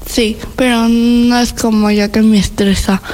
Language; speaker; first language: Catalan; non-native, learner; Spanish